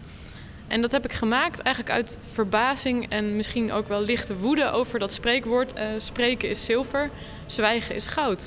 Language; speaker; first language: Dutch; native; Dutch